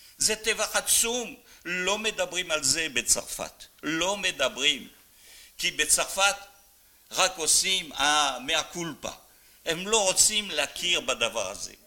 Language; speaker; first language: Hebrew; non-native, fluent; French